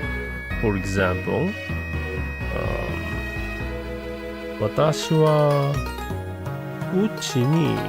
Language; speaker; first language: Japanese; non-native, learner; English